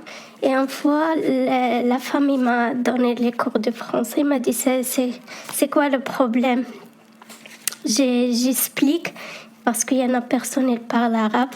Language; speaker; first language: French; non-native, learner; Arabic